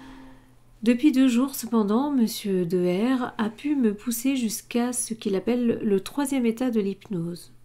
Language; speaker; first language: French; native; French